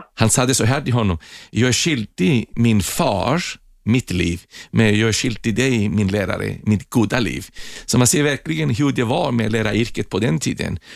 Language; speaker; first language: Swedish; non-native, fluent; Greek